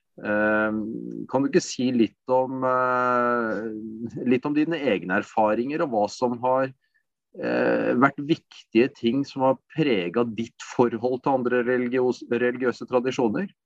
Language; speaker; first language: Norwegian; native; Norwegian